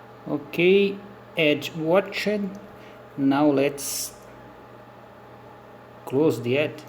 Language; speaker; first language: English; non-native, learner; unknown